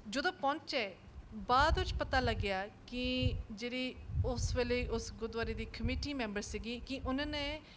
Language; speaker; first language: Punjabi; early bilingual, heritage; Punjabi